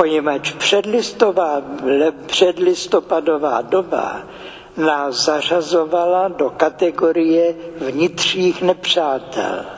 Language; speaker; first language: Czech; native; Czech